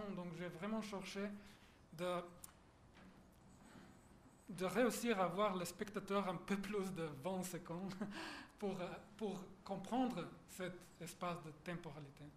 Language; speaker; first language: French; non-native, fluent; Slovenian